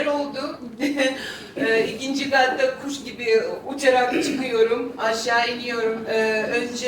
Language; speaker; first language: Turkish; non-native, fluent; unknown